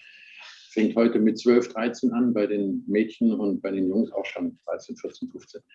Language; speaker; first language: German; native; German